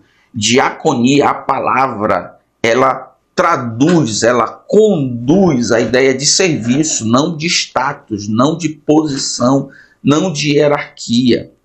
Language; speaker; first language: Portuguese; native; Portuguese